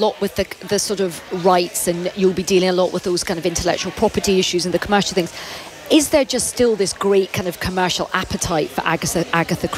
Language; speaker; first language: English; native; English